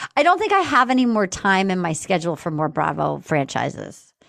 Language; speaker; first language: English; native; English